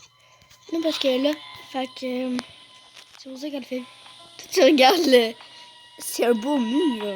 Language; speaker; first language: French; native; French